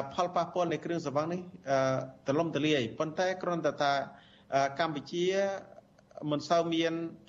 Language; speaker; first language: Khmer; native; Khmer